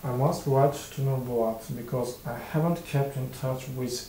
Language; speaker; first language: English; non-native, fluent; Kazakh